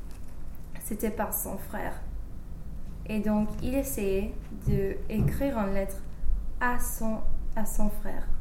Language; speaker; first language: French; non-native, learner; English